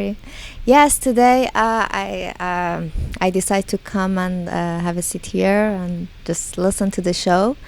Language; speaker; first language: English; non-native, learner; Persian